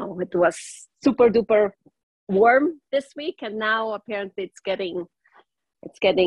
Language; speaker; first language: English; non-native, fluent; German